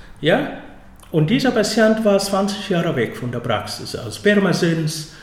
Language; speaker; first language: German; non-native, fluent; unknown